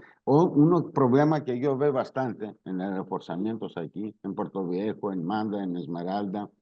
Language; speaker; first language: Spanish; non-native, learner; Greek